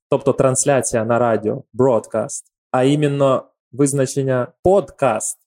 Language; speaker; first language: Ukrainian; native; Ukrainian